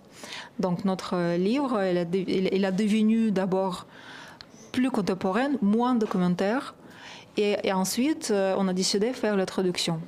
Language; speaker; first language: French; non-native, fluent; Russian